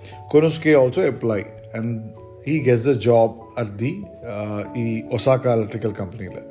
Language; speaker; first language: English; non-native, local second language; Malayalam